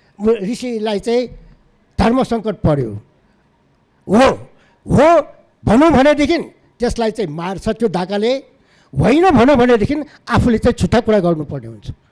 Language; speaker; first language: Nepali; non-native, local second language; Newari